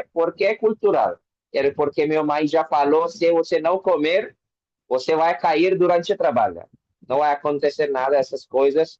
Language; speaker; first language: Portuguese; non-native, learner; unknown